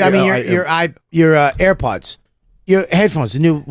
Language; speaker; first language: English; native; English